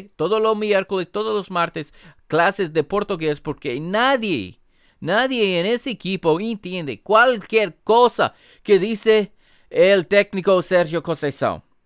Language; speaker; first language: Spanish; non-native, learner; English